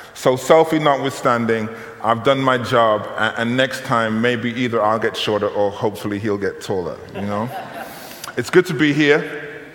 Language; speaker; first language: English; native; English